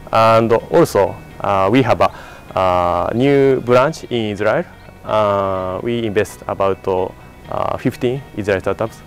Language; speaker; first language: English; non-native, learner; Japanese